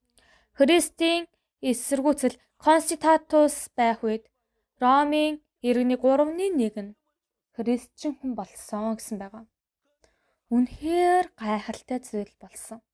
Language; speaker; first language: Mongolian; non-native, fluent; Korean